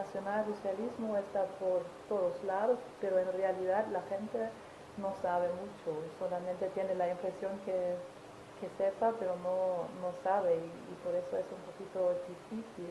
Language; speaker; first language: Spanish; non-native, fluent; German